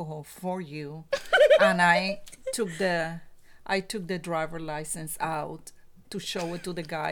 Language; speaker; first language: English; non-native, fluent; Spanish